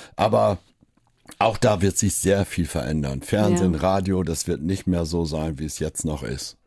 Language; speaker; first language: German; native; German